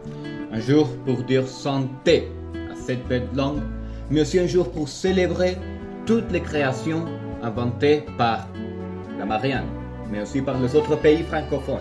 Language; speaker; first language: French; non-native, fluent; Spanish